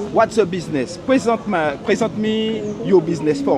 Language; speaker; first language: English; non-native, learner; French